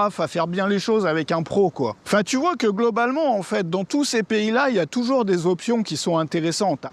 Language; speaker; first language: French; native; French